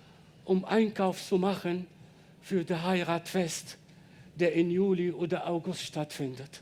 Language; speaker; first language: German; non-native, learner; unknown